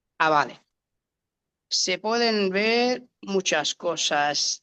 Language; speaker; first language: Spanish; non-native, learner; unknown